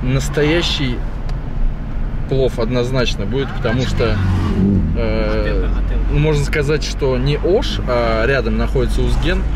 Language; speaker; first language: Russian; native; Russian